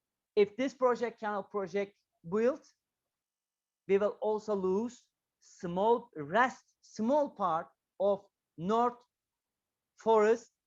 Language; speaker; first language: English; non-native, learner; Turkish